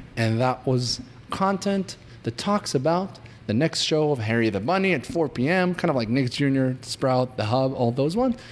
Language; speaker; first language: English; non-native, fluent; Hebrew